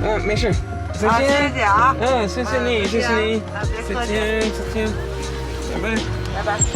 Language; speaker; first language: Chinese; non-native, learner; English